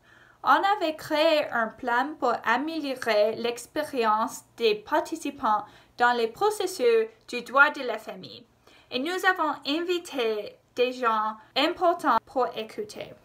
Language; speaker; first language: French; non-native, local second language; English